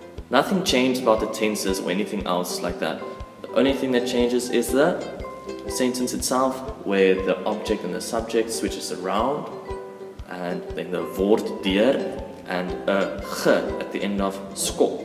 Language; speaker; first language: English; non-native, local second language; Afrikaans